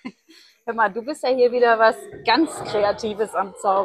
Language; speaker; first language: German; native; German